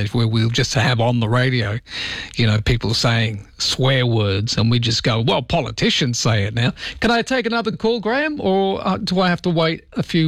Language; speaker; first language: English; native; English